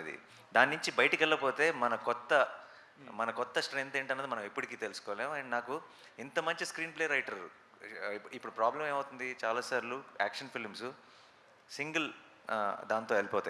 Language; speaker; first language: Telugu; native; Telugu